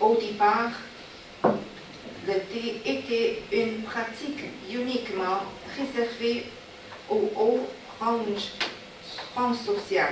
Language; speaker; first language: French; non-native, learner; Chinese